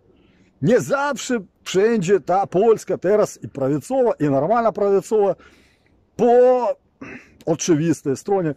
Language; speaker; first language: Polish; non-native, fluent; Ukrainian